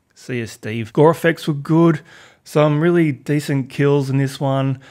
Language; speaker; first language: English; native; English